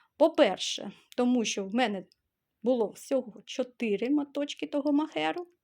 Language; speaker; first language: Ukrainian; non-native, local second language; Russian